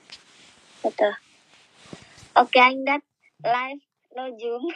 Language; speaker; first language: Vietnamese; non-native, learner; Indonesian